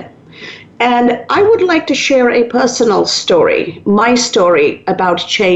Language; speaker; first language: English; non-native, local second language; Tamil